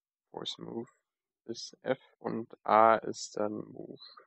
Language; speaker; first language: German; native; German